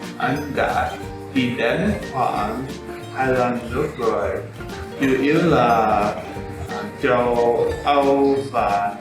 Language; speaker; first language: Vietnamese; non-native, learner; English